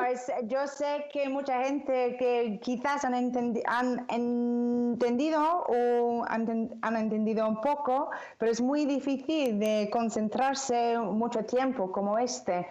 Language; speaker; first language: Spanish; non-native, fluent; English